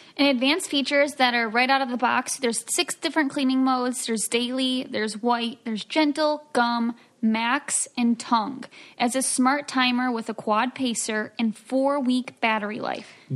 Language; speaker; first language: English; native; English